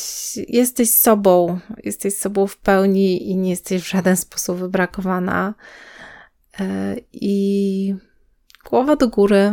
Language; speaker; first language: Polish; native; Polish